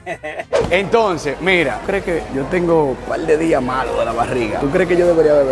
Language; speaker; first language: Spanish; native; Spanish